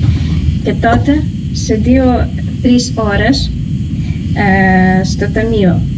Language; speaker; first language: Greek; non-native, learner; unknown